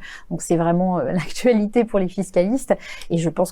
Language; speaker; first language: French; native; French